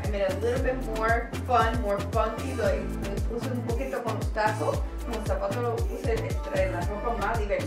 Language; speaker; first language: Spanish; early bilingual, heritage; Spanish